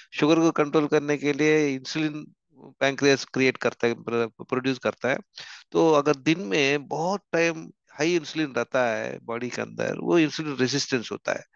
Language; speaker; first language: Hindi; non-native, local second language; Telugu